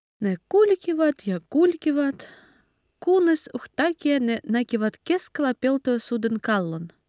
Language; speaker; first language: Finnish; non-native, learner; Ukrainian